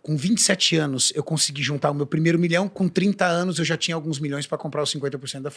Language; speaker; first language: Portuguese; native; Portuguese